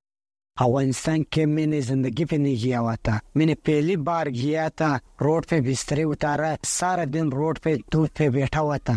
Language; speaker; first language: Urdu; early bilingual, heritage; Pashto